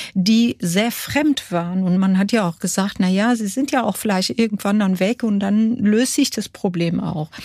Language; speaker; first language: German; early bilingual, other home language; Kurdish